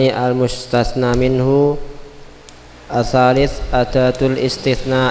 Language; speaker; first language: Arabic; non-native, learner; Indonesian